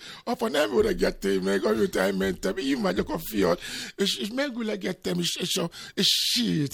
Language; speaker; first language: Hungarian; non-native, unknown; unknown